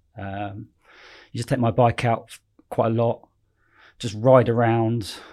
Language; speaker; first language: English; native; English